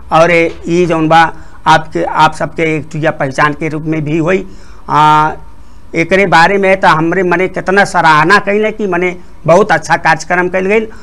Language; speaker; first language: Bhojpuri; non-native, local second language; Rana Tharu